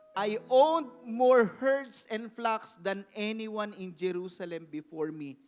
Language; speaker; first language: English; non-native, local second language; Filipino